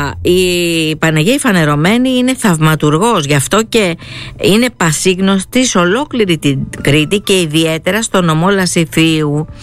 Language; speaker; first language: Greek; native; Greek